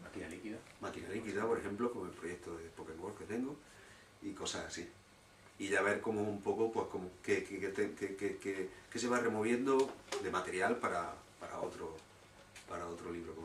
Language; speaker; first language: Spanish; native; Spanish